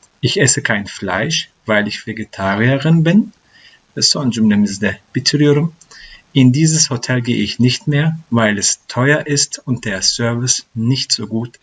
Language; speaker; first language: German; non-native, fluent; Turkish